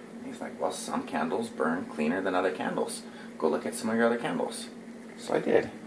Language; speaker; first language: English; native; English